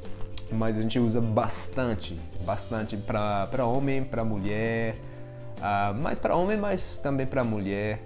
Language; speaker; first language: Portuguese; non-native, fluent; English